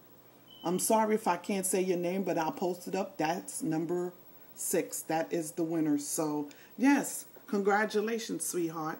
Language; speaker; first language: English; native; English